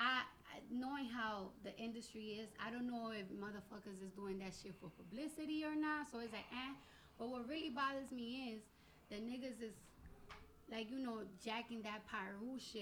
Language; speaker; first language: English; early bilingual, other home language; Spanish